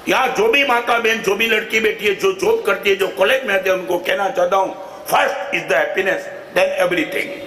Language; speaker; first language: Hindi; non-native, local second language; Gujarati